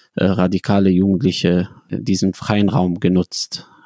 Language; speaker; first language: German; non-native, fluent; Arabic